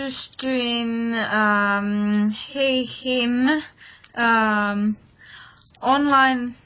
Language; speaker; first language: Finnish; non-native, learner; English